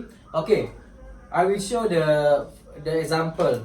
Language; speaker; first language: English; non-native, local second language; Malay